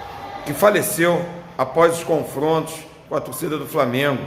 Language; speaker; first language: Portuguese; native; Portuguese